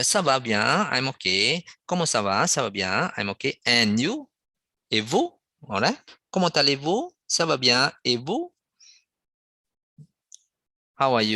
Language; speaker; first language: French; non-native, fluent; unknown